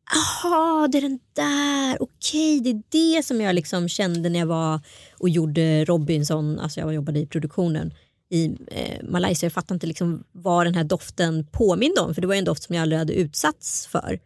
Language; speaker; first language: Swedish; early bilingual, other home language; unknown